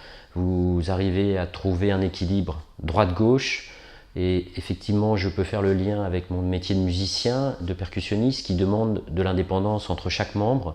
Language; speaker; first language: French; native; French